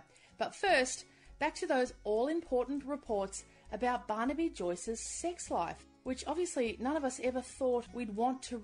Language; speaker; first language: English; native; English